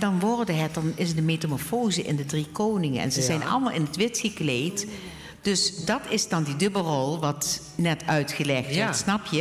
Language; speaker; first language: Dutch; native; Dutch